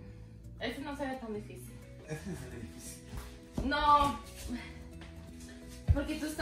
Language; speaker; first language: Spanish; early bilingual, heritage; Spanish